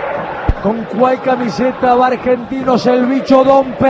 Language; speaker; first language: Spanish; native; Spanish